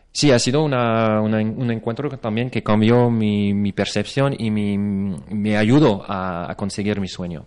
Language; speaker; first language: Spanish; non-native, fluent; French